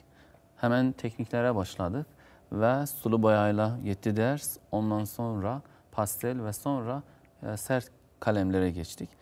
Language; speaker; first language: Turkish; non-native, fluent; Azerbaijani